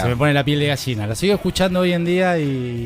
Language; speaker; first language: Spanish; native; Spanish